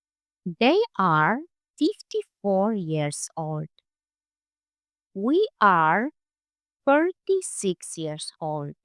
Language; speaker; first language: English; non-native, fluent; Polish